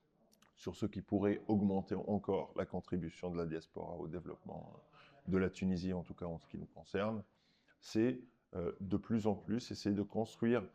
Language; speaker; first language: French; non-native, local second language; Arabic